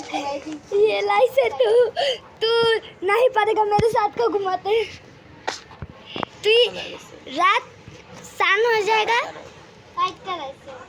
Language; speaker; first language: Hindi; non-native, learner; Bangla